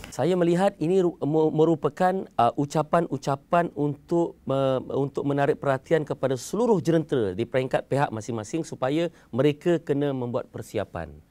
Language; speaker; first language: Malay; native; Malay